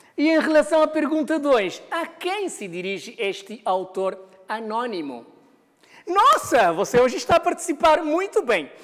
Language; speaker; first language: Portuguese; non-native, local second language; Kabuverdianu